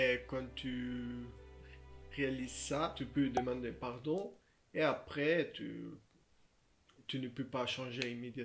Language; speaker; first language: French; non-native, learner; Portuguese